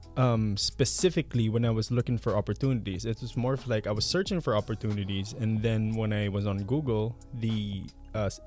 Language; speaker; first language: English; non-native, local second language; Filipino